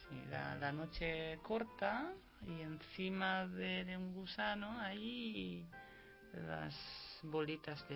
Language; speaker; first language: Spanish; non-native, fluent; Japanese